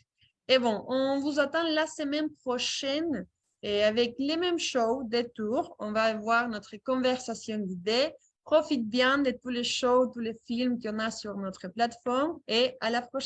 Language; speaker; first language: French; non-native, fluent; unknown